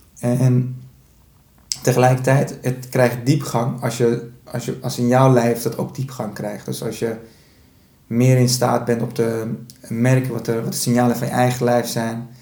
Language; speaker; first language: Dutch; early bilingual, other home language; Persian